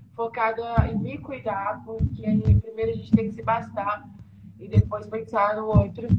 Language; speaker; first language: Portuguese; native; Portuguese